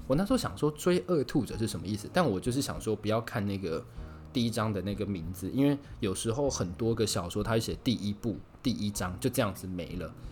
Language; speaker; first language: Chinese; native; Chinese